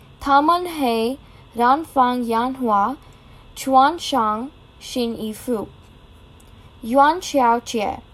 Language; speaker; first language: Chinese; non-native, learner; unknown